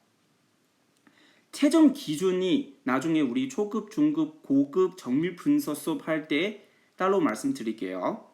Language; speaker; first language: Korean; non-native, fluent; Chinese